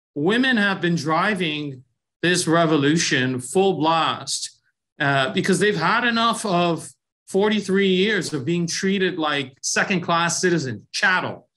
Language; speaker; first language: English; early bilingual, other home language; Persian